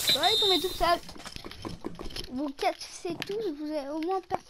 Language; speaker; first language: French; native; French